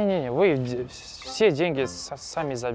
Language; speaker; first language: Russian; non-native, local second language; Kazakh